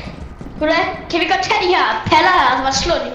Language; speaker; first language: Danish; native; Danish